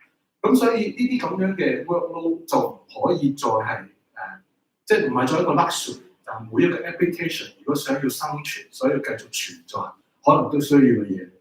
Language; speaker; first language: Chinese; native; Chinese